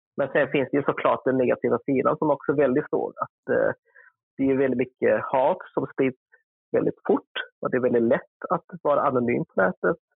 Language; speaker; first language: Swedish; early bilingual, other home language; Vietnamese